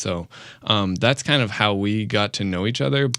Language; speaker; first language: English; native; English